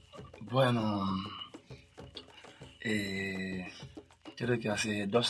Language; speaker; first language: Spanish; non-native, learner; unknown